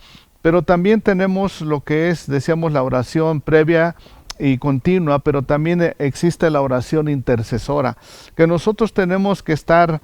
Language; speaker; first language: Spanish; native; Spanish